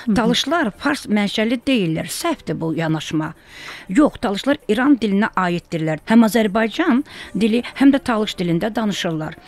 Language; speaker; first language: Azerbaijani; non-native, local second language; Talysh